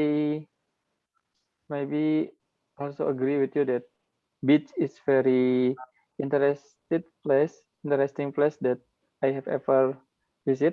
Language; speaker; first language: English; non-native, learner; Indonesian